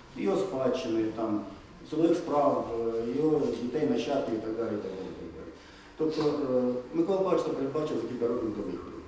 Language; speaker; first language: Ukrainian; native; Ukrainian